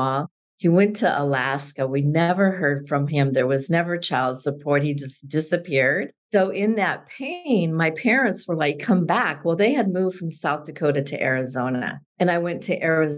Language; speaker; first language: English; native; English